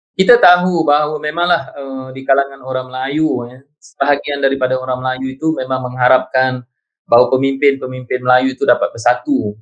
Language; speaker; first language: Malay; native; Malay